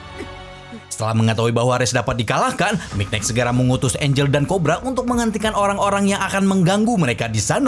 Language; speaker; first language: Indonesian; native; Indonesian